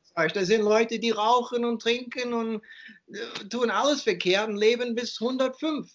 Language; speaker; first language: German; early bilingual, heritage; German